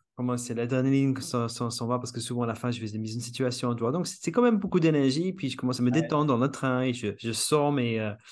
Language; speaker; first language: French; non-native, fluent; English